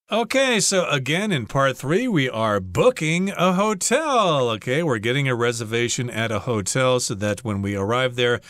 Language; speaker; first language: English; native; English